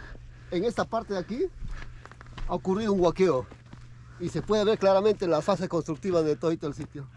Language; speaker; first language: Spanish; native; Spanish